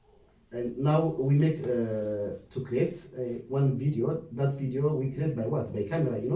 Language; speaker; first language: English; non-native, learner; Oromo